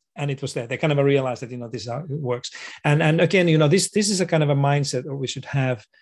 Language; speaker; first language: English; non-native, fluent; Finnish